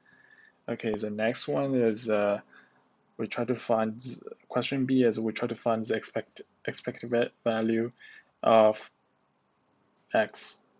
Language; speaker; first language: English; non-native, learner; Chinese